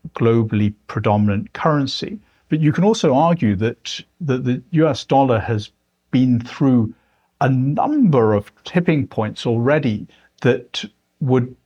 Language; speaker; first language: English; native; English